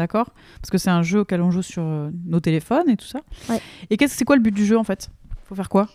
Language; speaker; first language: French; native; French